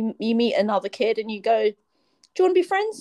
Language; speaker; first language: English; native; English